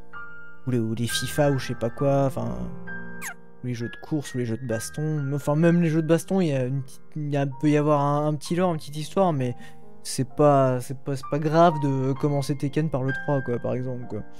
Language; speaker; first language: French; native; French